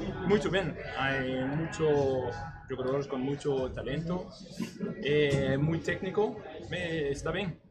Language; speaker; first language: Portuguese; non-native, learner; Spanish